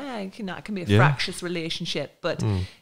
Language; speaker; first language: English; native; English